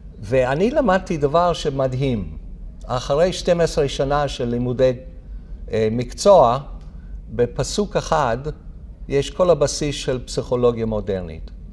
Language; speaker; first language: Hebrew; non-native, fluent; English